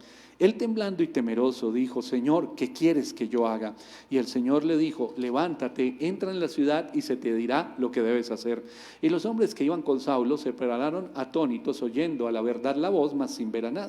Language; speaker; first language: Spanish; native; Spanish